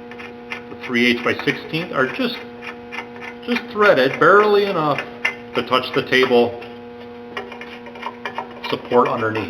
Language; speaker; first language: English; native; English